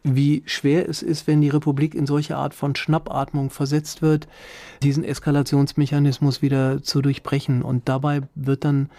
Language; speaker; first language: German; native; German